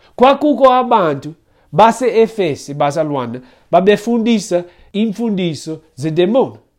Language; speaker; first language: Xhosa; non-native, fluent; English